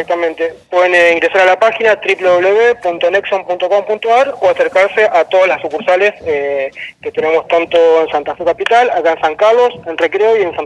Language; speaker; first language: Spanish; native; Spanish